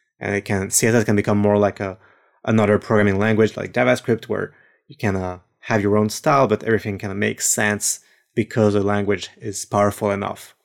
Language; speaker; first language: English; non-native, fluent; French